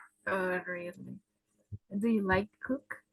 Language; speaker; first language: English; non-native, learner; Spanish